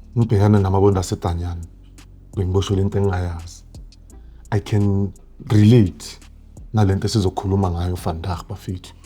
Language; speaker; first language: Zulu; native; Zulu